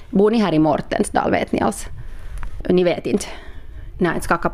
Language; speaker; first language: Swedish; native; Swedish